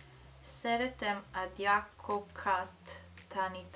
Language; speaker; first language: Hungarian; non-native, learner; Italian